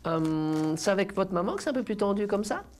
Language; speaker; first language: French; native; French